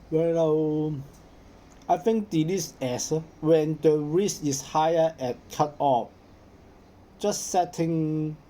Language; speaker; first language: English; non-native, learner; Cantonese